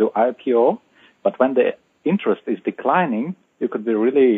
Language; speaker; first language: English; non-native, fluent; Uzbek